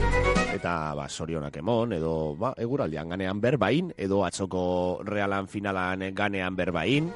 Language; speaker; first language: Basque; native; Basque